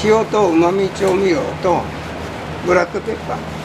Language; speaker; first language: Japanese; native; Japanese